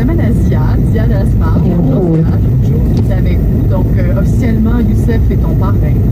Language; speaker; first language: French; native; French